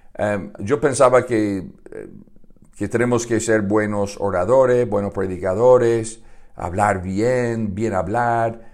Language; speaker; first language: Spanish; non-native, fluent; English